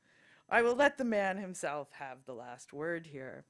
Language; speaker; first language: English; native; English